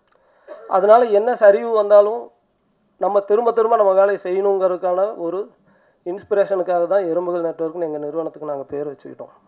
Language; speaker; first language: Tamil; native; Tamil